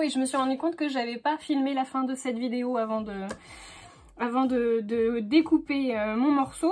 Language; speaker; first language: French; native; French